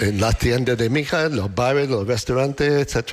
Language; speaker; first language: Spanish; non-native, fluent; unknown